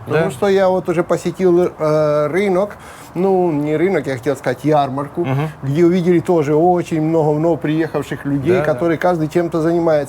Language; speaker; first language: Russian; native; Russian